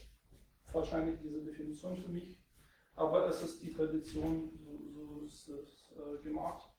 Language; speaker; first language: German; non-native, fluent; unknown